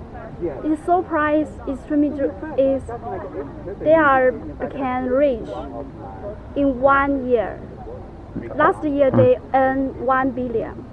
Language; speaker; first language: English; non-native, learner; Chinese